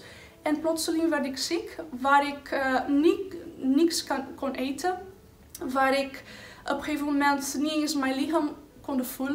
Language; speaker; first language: Dutch; non-native, fluent; Portuguese